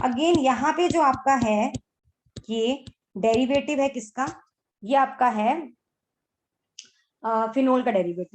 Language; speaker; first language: Hindi; native; Hindi